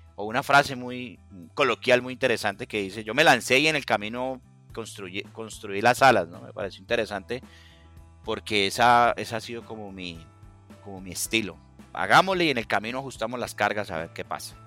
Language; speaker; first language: Spanish; native; Spanish